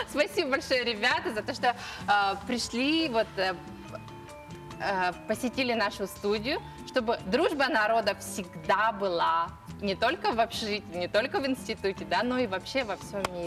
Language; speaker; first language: Russian; native; Russian